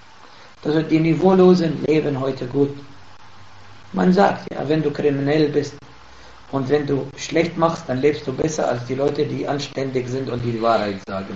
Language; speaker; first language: German; non-native, fluent; Arabic